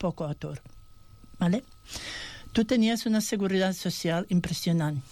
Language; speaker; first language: Catalan; non-native, fluent; Bosnian